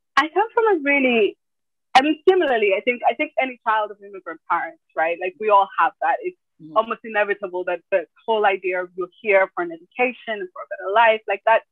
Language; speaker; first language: English; early bilingual, other home language; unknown